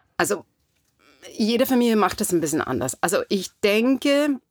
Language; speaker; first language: German; non-native, fluent; English